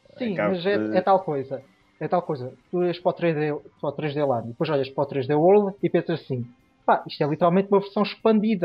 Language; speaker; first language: Portuguese; native; Portuguese